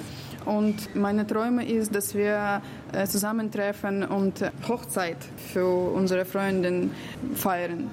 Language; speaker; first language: German; non-native, learner; Ukrainian